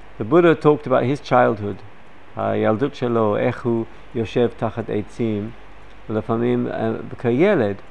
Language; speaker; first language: Hebrew; non-native, fluent; English